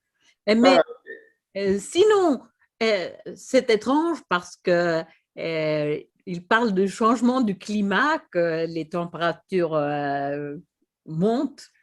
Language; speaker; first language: French; non-native, fluent; Swedish